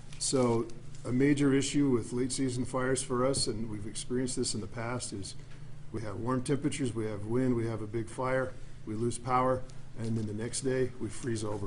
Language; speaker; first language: English; native; English